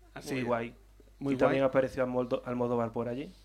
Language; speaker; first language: Spanish; native; Spanish